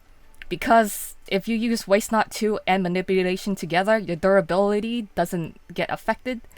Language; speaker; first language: English; native; English